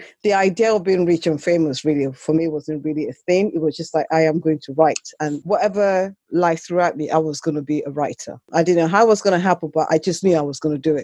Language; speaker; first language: English; non-native, local second language; Yoruba